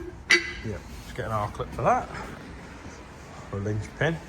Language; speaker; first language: English; native; English